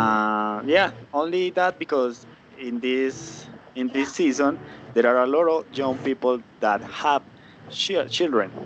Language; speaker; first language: English; non-native, learner; Spanish